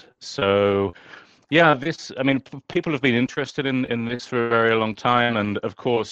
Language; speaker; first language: English; native; English